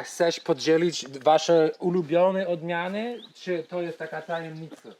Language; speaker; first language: Polish; non-native, learner; English